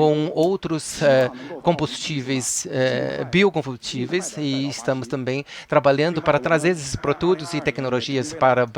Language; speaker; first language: Portuguese; non-native, fluent; Chinese